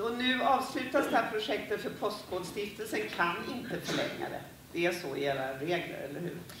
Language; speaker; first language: Swedish; native; Swedish